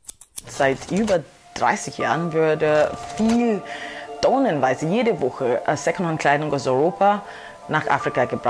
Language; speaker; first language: German; non-native, fluent; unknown